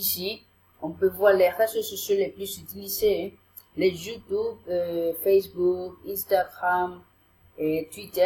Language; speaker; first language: French; non-native, learner; Spanish